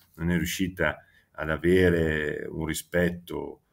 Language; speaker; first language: Italian; native; Italian